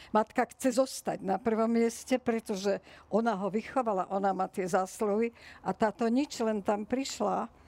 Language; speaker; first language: Slovak; native; Slovak